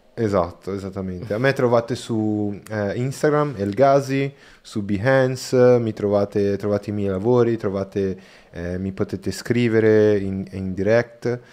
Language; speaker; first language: Italian; non-native, fluent; Spanish